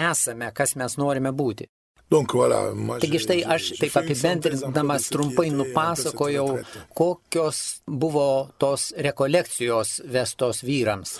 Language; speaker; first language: Lithuanian; non-native, fluent; Italian